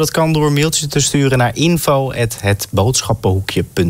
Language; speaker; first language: Dutch; native; Dutch